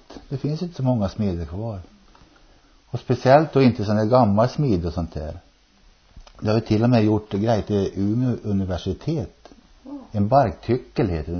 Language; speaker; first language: Swedish; native; Swedish